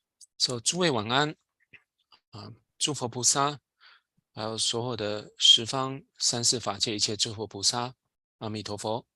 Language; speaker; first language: Chinese; native; Chinese